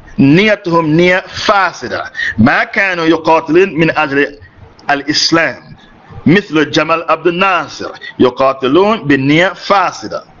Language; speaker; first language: Arabic; non-native, fluent; English